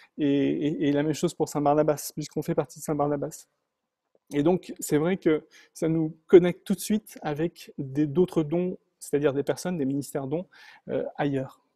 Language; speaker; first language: French; native; French